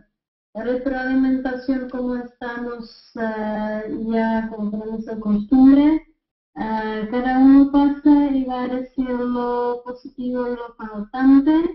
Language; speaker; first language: Spanish; non-native, fluent; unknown